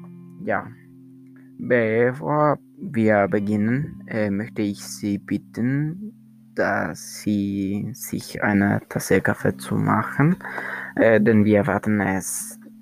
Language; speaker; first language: German; non-native, learner; Spanish